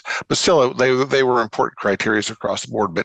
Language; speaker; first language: English; native; English